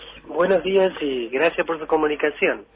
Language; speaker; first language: Spanish; native; Spanish